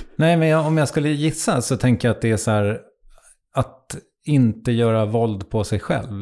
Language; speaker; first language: Swedish; native; Swedish